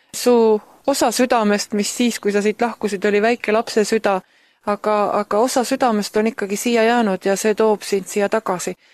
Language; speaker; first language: Estonian; native; Estonian